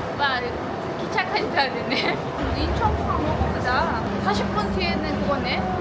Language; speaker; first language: Korean; non-native, learner; Kyrgyz